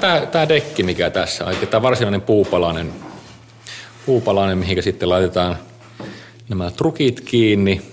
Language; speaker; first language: Finnish; native; Finnish